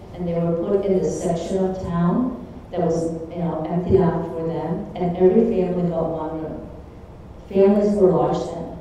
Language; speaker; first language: English; early bilingual, other home language; Czech